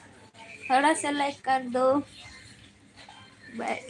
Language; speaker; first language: Hindi; non-native, local second language; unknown